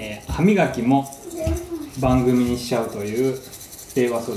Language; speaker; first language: Japanese; native; Japanese